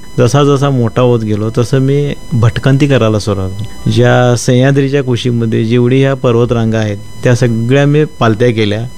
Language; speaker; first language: Marathi; native; Marathi